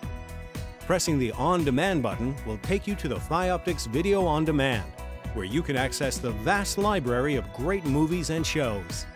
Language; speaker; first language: English; native; English